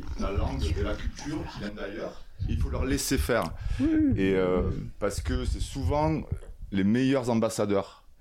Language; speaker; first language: French; native; French